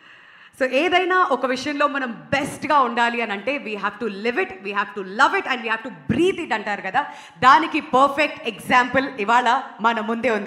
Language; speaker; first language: Telugu; native; Telugu